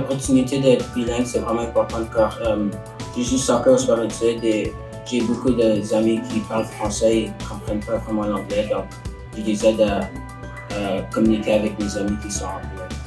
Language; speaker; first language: French; non-native, local second language; English